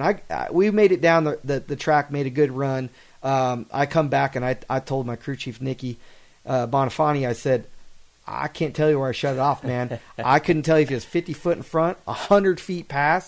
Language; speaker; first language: English; native; English